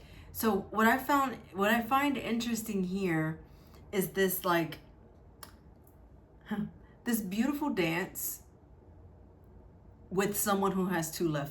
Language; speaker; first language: English; native; English